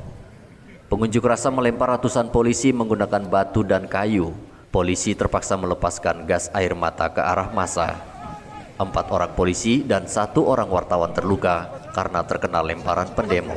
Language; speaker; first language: Indonesian; native; Indonesian